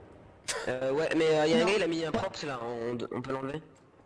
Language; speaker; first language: French; native; French